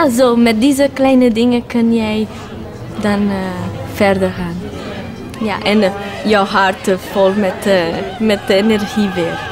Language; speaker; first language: Dutch; non-native, fluent; Portuguese